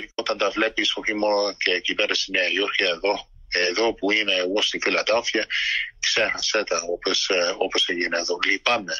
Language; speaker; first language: Greek; early bilingual, heritage; Greek